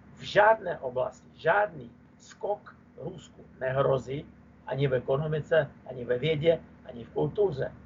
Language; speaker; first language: Czech; non-native, fluent; Russian